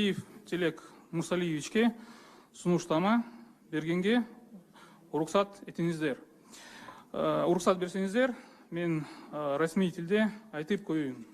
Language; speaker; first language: Kyrgyz; non-native, local second language; Russian